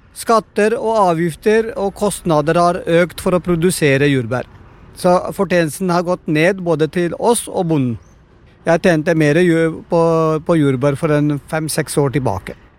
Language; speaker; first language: Norwegian; non-native, fluent; Punjabi